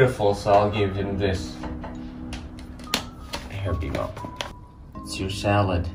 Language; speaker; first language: English; non-native, fluent; Korean